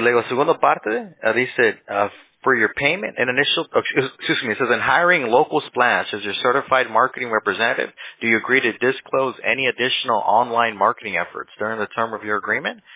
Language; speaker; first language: English; native; English